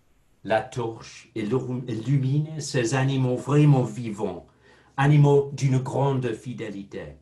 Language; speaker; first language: French; non-native, fluent; English